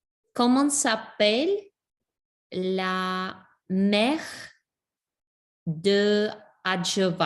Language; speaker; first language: French; non-native, learner; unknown